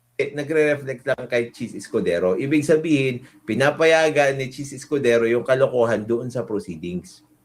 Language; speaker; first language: Filipino; non-native, local second language; Iloko